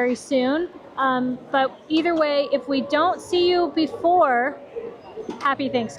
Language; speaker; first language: English; native; English